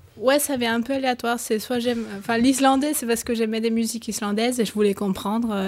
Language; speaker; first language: French; non-native, fluent; Spanish